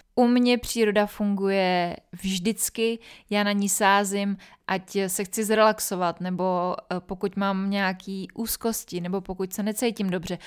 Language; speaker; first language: Czech; native; Czech